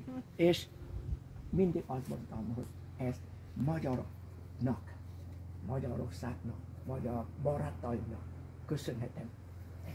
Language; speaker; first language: Hungarian; non-native, learner; Vietnamese